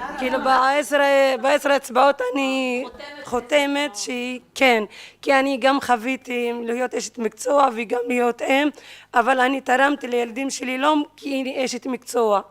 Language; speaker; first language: Hebrew; non-native, local second language; Arabic